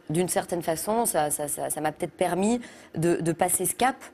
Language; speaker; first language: French; native; French